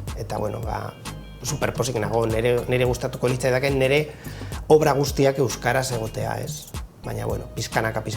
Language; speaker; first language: Basque; non-native, local second language; Spanish